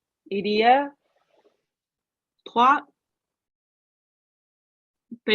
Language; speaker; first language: French; non-native, learner; Chinese